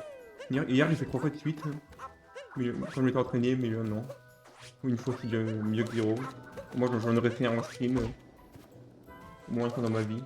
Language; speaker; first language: French; native; French